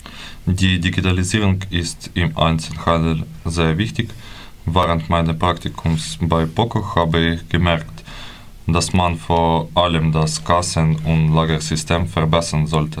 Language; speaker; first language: German; non-native, learner; Ukrainian